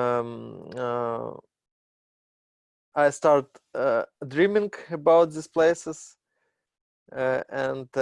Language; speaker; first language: English; non-native, learner; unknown